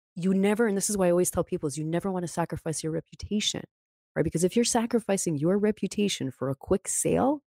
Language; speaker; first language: English; native; English